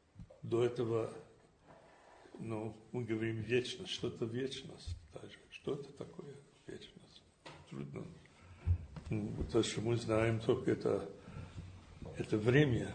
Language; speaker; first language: Russian; non-native, fluent; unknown